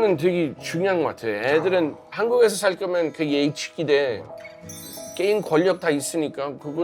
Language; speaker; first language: Korean; non-native, fluent; English